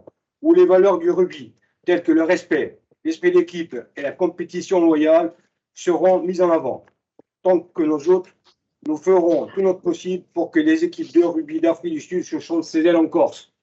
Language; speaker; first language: French; native; French